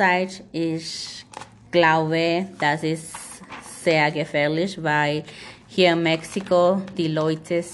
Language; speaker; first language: German; non-native, learner; Spanish